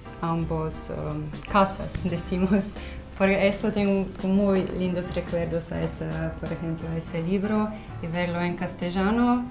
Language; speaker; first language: Spanish; non-native, fluent; Slovenian